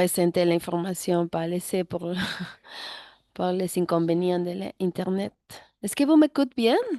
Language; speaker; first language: French; non-native, learner; Spanish